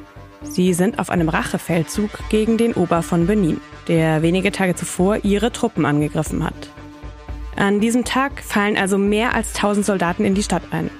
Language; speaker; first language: German; native; German